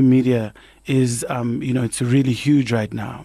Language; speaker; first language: English; non-native, local second language; Tswana